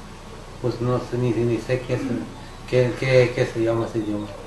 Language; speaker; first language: Spanish; non-native, local second language; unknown